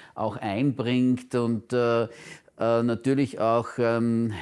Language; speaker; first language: German; non-native, local second language; Turkish